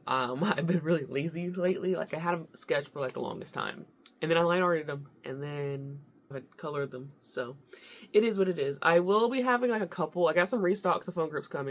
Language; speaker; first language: English; native; English